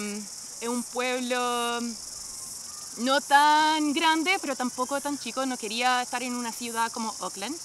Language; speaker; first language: Spanish; non-native, fluent; English